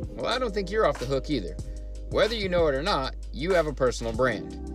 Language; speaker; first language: English; native; English